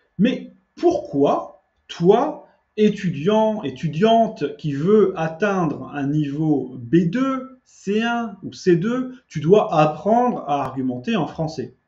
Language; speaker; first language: French; native; French